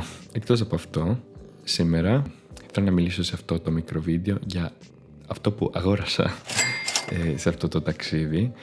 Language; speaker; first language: Greek; non-native, fluent; Spanish